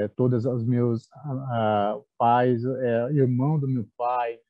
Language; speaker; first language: Portuguese; non-native, local second language; Guarani